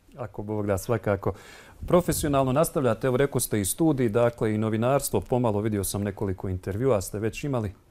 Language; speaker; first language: Bosnian; native; Bosnian